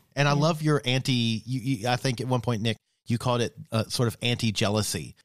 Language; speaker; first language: English; native; English